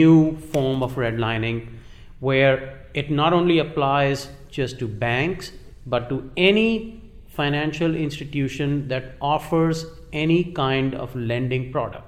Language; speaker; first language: English; non-native, local second language; Hindi